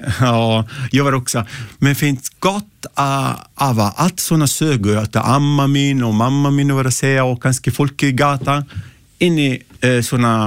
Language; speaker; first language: Icelandic; non-native, learner; Italian